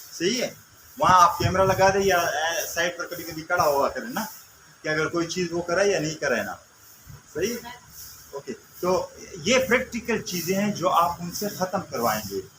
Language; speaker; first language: Urdu; non-native, local second language; Pashto